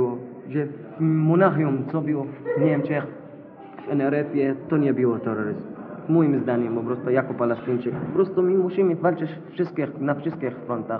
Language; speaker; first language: Polish; non-native, learner; Arabic